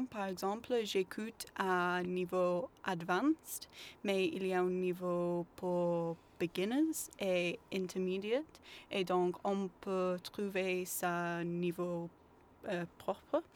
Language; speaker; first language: French; non-native, learner; English